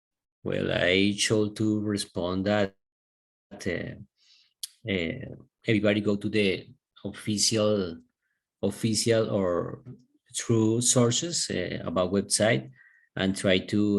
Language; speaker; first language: English; non-native, learner; Spanish